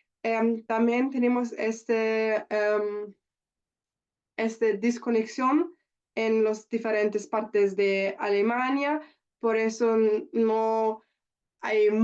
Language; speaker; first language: Spanish; non-native, learner; German